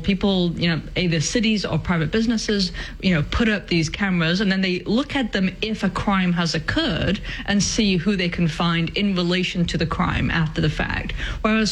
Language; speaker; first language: English; native; English